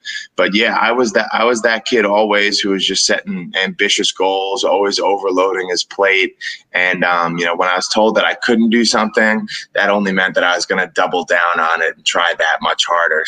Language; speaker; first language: English; native; English